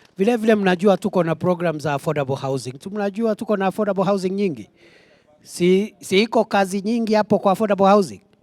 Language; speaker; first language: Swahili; non-native, local second language; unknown